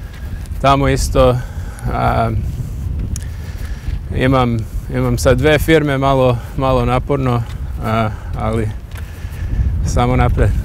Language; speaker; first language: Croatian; early bilingual, heritage; English